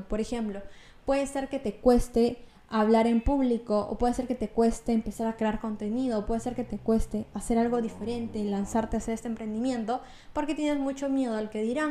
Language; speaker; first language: Spanish; native; Spanish